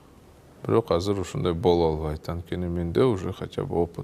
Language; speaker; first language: Kyrgyz; non-native, local second language; Russian